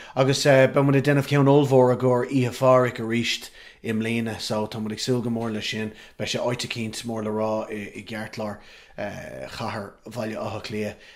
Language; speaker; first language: Irish; non-native, local second language; English